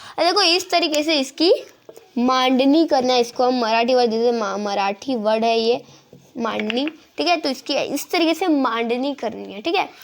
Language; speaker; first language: Hindi; non-native, local second language; Marathi